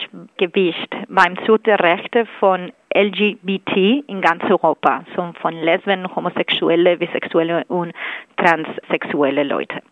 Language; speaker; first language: German; non-native, fluent; Spanish